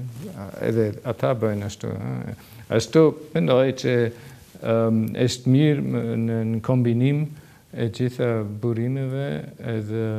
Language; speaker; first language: Albanian; non-native, learner; German